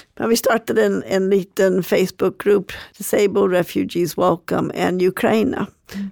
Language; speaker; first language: Swedish; non-native, fluent; English